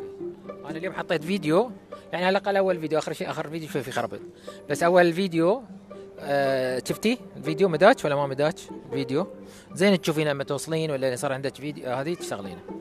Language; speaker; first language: Arabic; native; Arabic